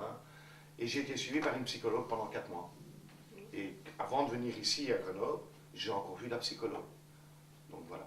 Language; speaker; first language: French; native; French